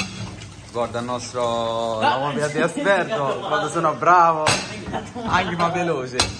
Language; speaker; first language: Italian; non-native, learner; Bangla